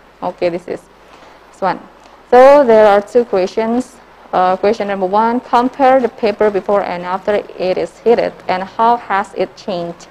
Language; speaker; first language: English; non-native, learner; Indonesian